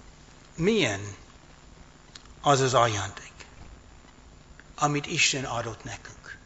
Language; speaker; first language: Hungarian; non-native, fluent; English